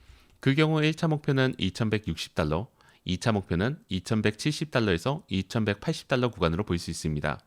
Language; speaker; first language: Korean; native; Korean